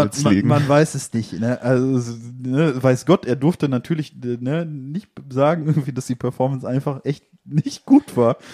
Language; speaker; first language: German; native; German